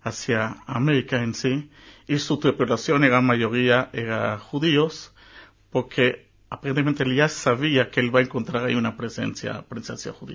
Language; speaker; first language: Spanish; early bilingual, heritage; Spanish